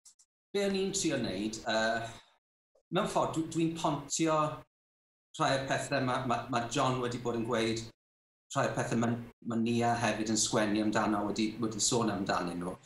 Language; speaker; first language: Welsh; native; Welsh